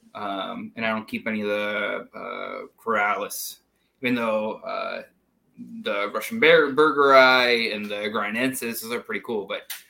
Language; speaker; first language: English; non-native, fluent; Spanish